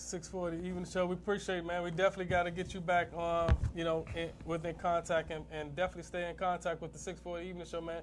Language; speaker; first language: English; native; English